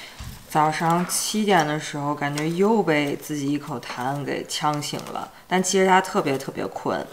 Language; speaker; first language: Chinese; native; Chinese